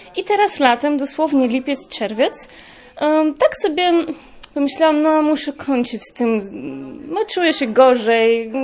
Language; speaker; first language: Polish; non-native, fluent; Ukrainian